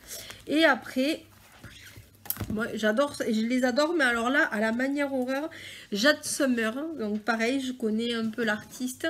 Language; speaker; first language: French; native; French